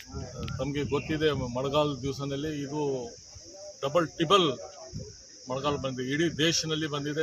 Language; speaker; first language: Kannada; non-native, local second language; Urdu